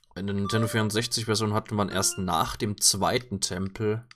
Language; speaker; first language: German; native; German